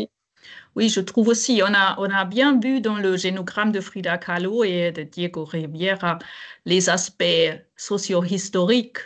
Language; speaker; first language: French; non-native, fluent; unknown